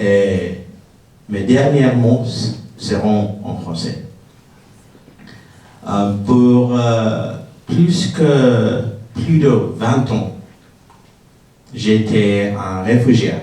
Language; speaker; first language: French; non-native, learner; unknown